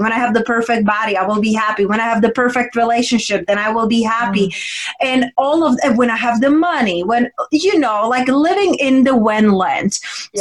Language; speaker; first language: English; non-native, fluent; Czech